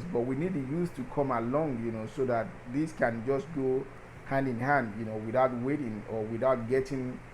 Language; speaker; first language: English; non-native, local second language; Yoruba